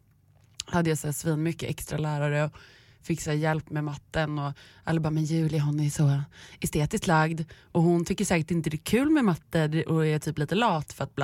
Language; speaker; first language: Swedish; native; Swedish